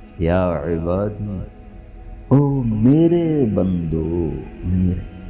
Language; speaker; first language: Urdu; non-native, local second language; Punjabi